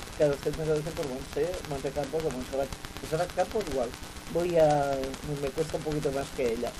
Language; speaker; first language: Spanish; non-native, local second language; Catalan